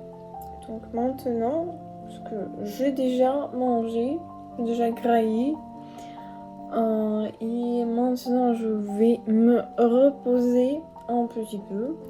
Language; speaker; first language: French; non-native, learner; Russian